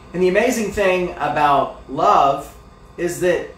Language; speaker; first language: English; native; English